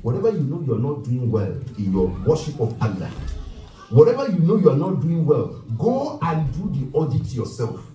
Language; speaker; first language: English; non-native, local second language; Yoruba